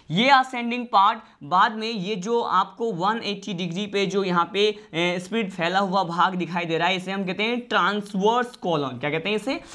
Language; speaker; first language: Hindi; native; Hindi